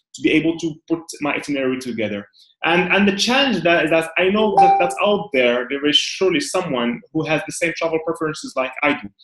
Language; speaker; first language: English; non-native, fluent; Arabic